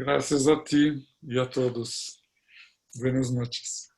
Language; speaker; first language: Spanish; non-native, fluent; Portuguese